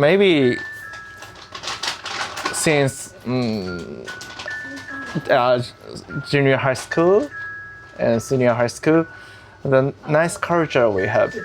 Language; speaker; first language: English; non-native, learner; Japanese